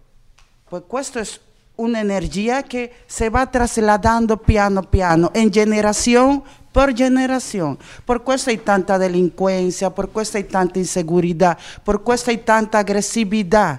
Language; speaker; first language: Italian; non-native, learner; Spanish